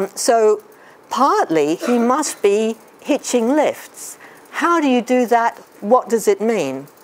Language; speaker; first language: English; native; English